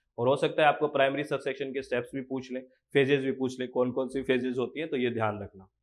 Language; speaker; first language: Hindi; native; Hindi